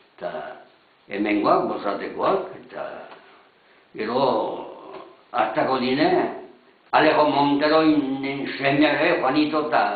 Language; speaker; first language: Basque; native; Basque